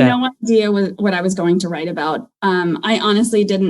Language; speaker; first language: English; native; English